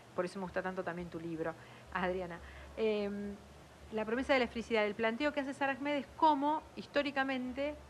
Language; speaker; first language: Spanish; native; Spanish